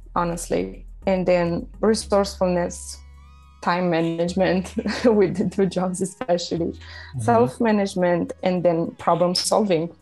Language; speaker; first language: English; non-native, fluent; Romanian